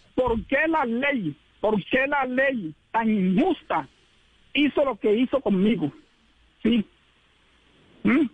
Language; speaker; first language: Spanish; native; Spanish